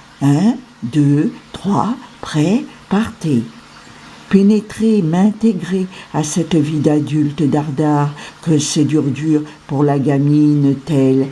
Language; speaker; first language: French; native; French